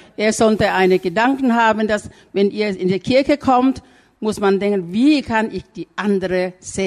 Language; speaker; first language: German; non-native, fluent; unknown